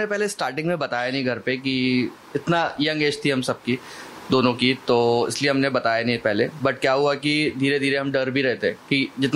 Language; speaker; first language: Hindi; native; Hindi